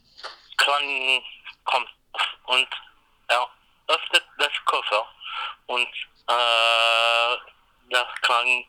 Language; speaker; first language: German; non-native, learner; English